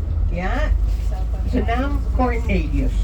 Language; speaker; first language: Dutch; non-native, fluent; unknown